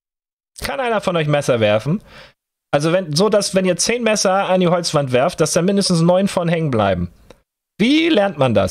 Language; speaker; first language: German; native; German